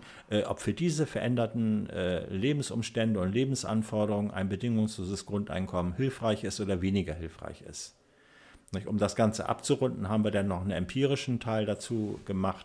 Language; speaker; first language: German; native; German